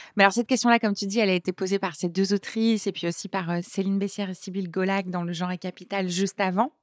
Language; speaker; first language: French; native; French